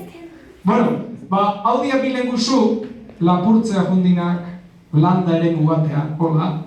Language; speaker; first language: Basque; native; Basque